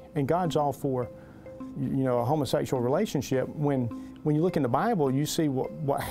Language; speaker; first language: English; native; English